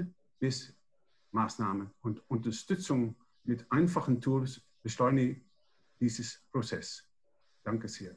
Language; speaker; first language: German; non-native, learner; Dutch